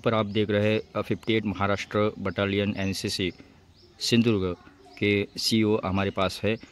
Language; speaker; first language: Hindi; non-native, local second language; Marathi